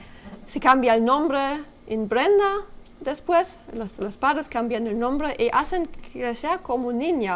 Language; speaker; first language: Spanish; non-native, learner; French